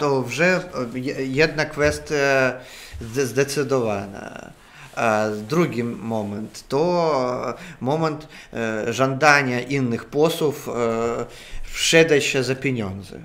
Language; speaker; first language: Polish; non-native, fluent; Russian